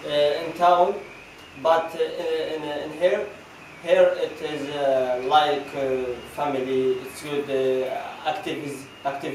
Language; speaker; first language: English; non-native, learner; Arabic